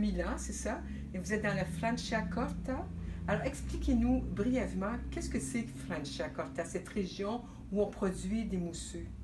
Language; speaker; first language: French; native; French